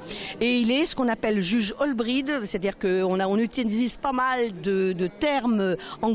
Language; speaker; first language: French; native; French